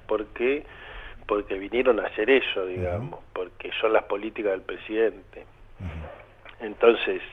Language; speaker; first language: Spanish; native; Spanish